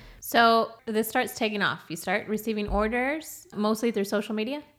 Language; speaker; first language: English; early bilingual, other home language; Spanish